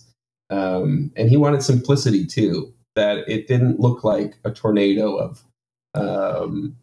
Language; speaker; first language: English; native; English